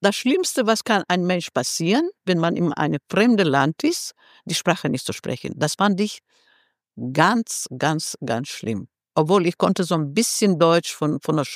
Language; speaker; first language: German; non-native, fluent; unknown